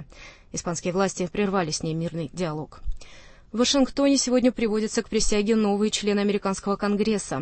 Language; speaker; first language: Russian; native; Russian